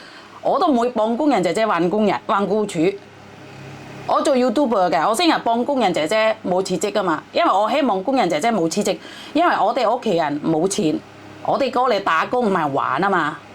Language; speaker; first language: Cantonese; non-native, fluent; Javanese